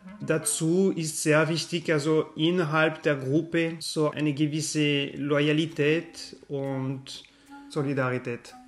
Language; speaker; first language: German; non-native, fluent; French